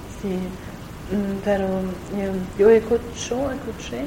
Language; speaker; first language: Spanish; non-native, learner; German